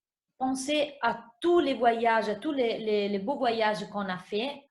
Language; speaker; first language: French; non-native, fluent; Italian